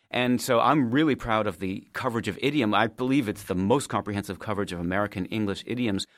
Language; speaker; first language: English; native; English